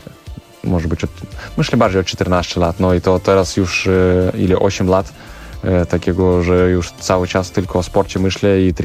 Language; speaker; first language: Polish; non-native, learner; Russian